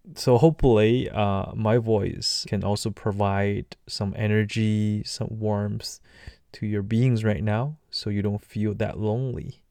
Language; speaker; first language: English; non-native, fluent; Chinese